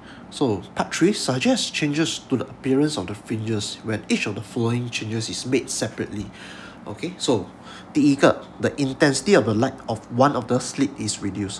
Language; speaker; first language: English; non-native, local second language; Chinese